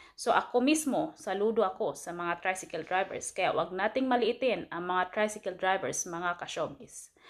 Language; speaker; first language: Filipino; non-native, local second language; Cebuano